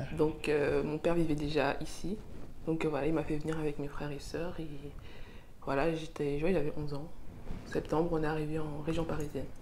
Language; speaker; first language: French; native; French